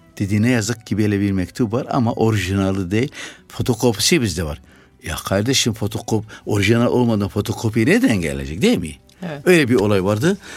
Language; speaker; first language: Turkish; non-native, fluent; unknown